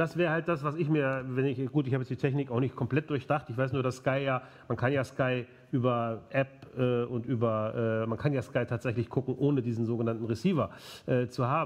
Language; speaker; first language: German; native; German